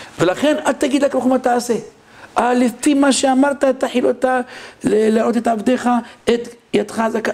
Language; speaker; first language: Hebrew; non-native, fluent; French